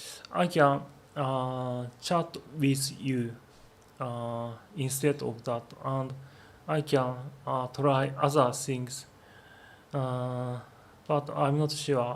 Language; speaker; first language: English; non-native, learner; Japanese